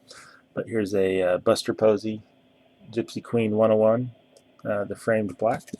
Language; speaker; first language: English; native; English